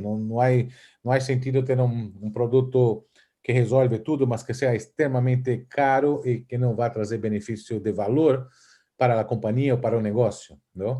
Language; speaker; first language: Portuguese; non-native, fluent; Spanish